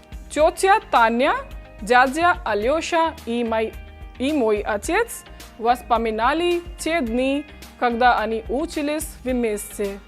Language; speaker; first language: Russian; non-native, fluent; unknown